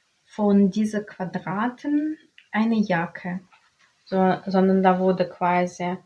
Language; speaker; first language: German; non-native, learner; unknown